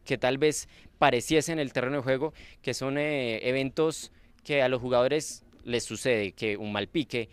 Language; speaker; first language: Spanish; native; Spanish